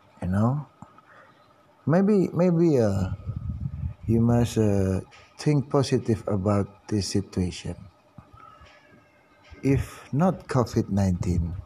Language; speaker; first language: English; non-native, learner; Indonesian